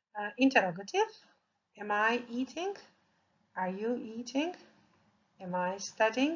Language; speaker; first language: English; non-native, fluent; Albanian